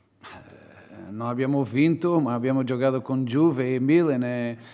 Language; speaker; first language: Italian; non-native, learner; Portuguese